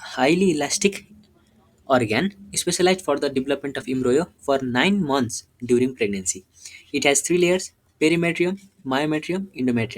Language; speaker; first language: English; non-native, local second language; Nepali